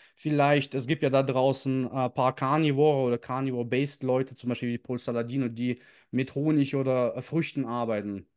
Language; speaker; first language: German; early bilingual, other home language; Russian